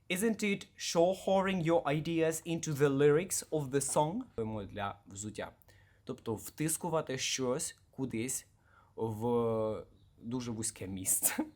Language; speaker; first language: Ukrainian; native; Ukrainian